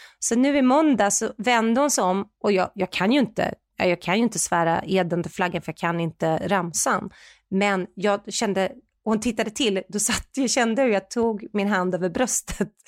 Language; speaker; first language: Swedish; native; Swedish